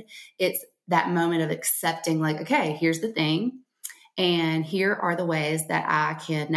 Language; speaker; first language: English; native; English